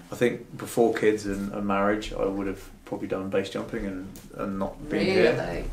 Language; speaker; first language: English; native; English